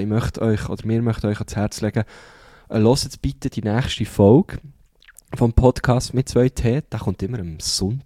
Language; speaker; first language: German; native; German